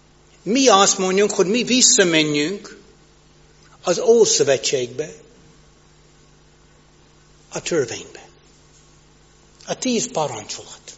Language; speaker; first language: Hungarian; non-native, fluent; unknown